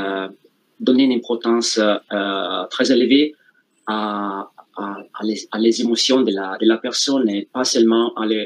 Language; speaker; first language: French; non-native, fluent; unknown